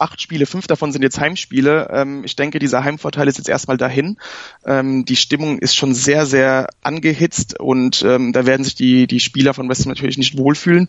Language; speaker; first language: German; native; German